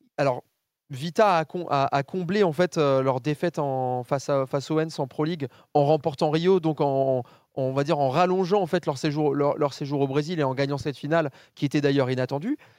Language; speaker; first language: French; native; French